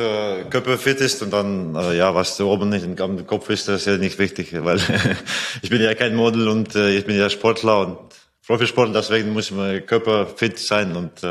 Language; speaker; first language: German; non-native, fluent; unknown